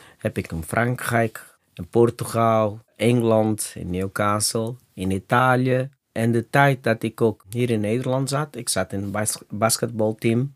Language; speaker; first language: Dutch; non-native, fluent; Portuguese